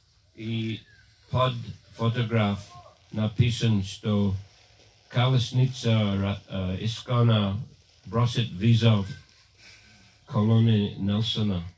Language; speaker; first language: Russian; non-native, fluent; English